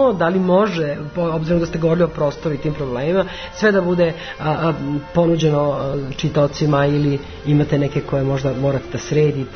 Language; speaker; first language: Serbian; native; Serbian